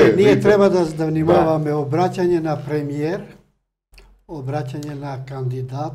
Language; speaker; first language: Macedonian; non-native, local second language; Albanian